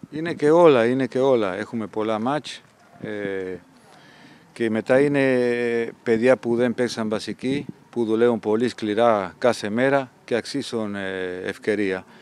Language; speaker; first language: Greek; non-native, learner; Spanish